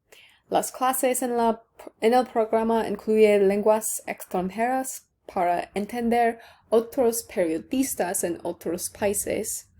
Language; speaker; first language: Spanish; non-native, learner; English